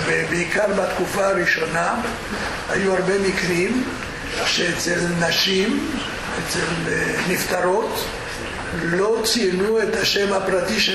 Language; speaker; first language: Hebrew; non-native, fluent; Spanish